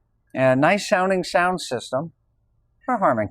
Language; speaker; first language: English; native; English